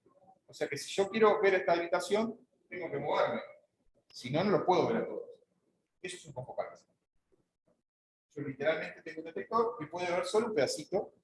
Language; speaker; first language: Spanish; native; Spanish